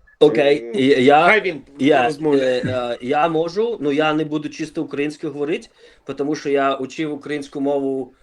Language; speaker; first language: Ukrainian; early bilingual, other home language; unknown